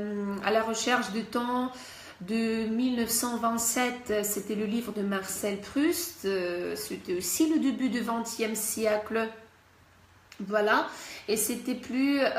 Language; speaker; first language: French; non-native, fluent; Russian